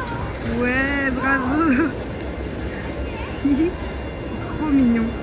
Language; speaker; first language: French; native; French